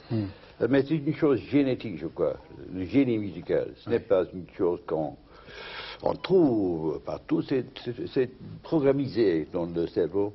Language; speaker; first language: French; non-native, fluent; English